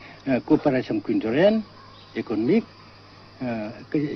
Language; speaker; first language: French; non-native, local second language; Vietnamese